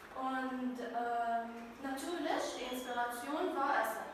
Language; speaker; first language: German; non-native, learner; Arabic